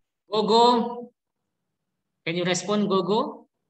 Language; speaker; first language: English; non-native, learner; Indonesian